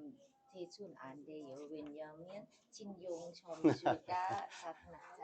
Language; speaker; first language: Korean; non-native, learner; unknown